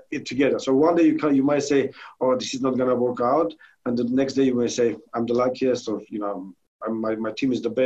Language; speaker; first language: English; non-native, fluent; Armenian